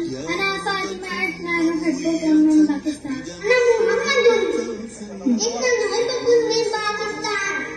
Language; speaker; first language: Arabic; non-native, learner; Urdu